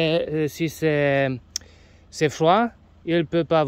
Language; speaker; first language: French; non-native, learner; Romanian